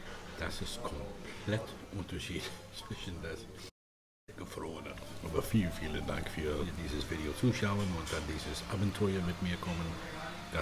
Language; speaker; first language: German; non-native, learner; English